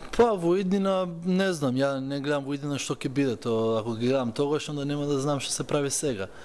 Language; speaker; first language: Macedonian; early bilingual, heritage; Macedonian